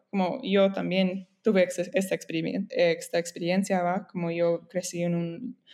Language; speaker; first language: Spanish; non-native, fluent; English